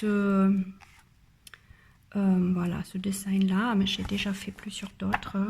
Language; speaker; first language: French; non-native, learner; German